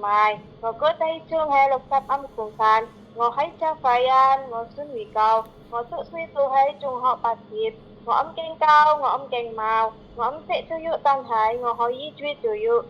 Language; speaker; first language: Cantonese; non-native, learner; Indonesian